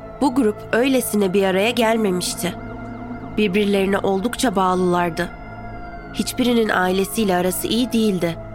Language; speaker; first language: Turkish; native; Turkish